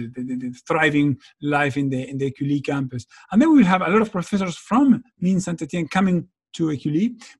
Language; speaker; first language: English; non-native, fluent; Spanish